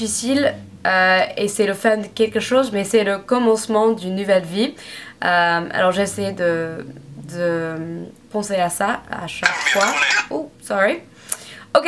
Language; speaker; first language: French; non-native, learner; English